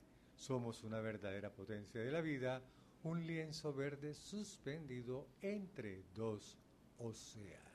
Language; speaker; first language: Spanish; native; Spanish